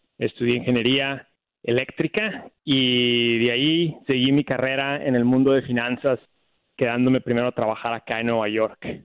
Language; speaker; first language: Spanish; native; Spanish